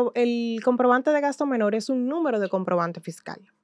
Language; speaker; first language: Spanish; native; Spanish